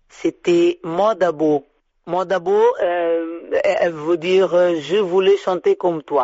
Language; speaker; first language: French; non-native, fluent; Kabuverdianu